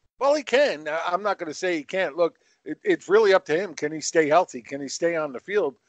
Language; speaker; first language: English; native; English